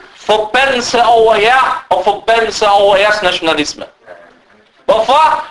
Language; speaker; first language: Danish; non-native, fluent; Arabic